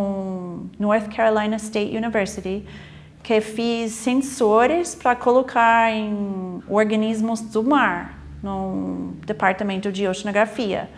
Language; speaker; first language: Portuguese; non-native, fluent; English